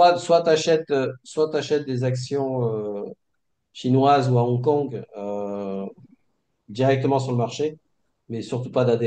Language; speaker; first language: French; native; French